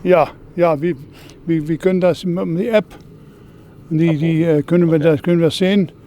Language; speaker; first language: German; non-native, learner; Dutch